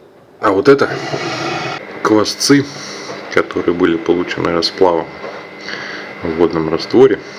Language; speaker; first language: Russian; native; Russian